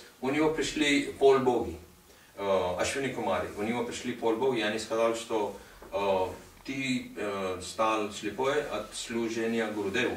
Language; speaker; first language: Russian; non-native, learner; Hindi